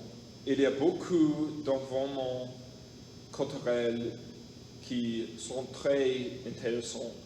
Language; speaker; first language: French; non-native, learner; English